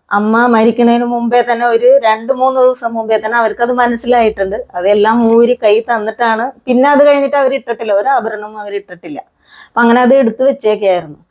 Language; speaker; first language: Malayalam; non-native, local second language; Konkani